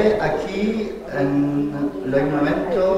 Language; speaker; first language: Spanish; non-native, learner; French